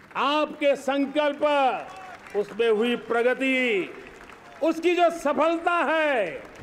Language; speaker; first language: Hindi; non-native, local second language; Gujarati